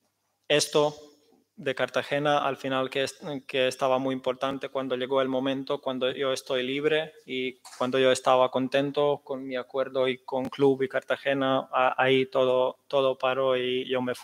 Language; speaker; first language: Spanish; non-native, fluent; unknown